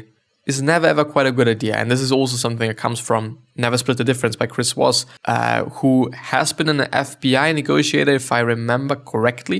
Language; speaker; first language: English; non-native, fluent; German